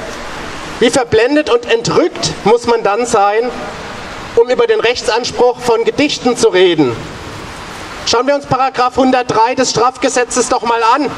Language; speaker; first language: German; native; German